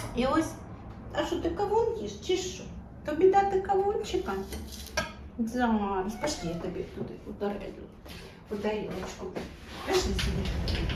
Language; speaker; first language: Ukrainian; native; Ukrainian